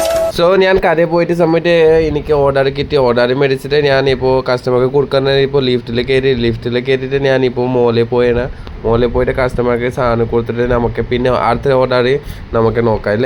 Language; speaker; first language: Malayalam; non-native, local second language; Assamese